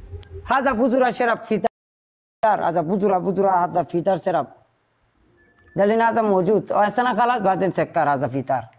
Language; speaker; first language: Arabic; non-native, learner; Bangla